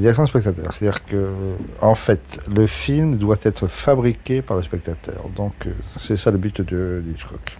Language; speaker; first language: French; native; French